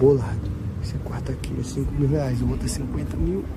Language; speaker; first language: Portuguese; native; Portuguese